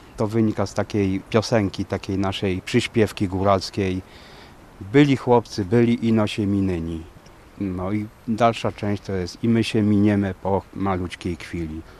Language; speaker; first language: Polish; native; Polish